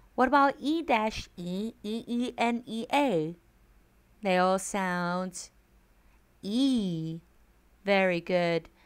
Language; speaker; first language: English; non-native, fluent; Chinese